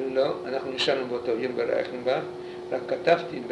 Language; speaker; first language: Hebrew; non-native, fluent; Polish